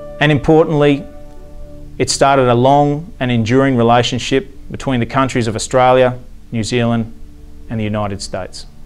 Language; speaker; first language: English; native; English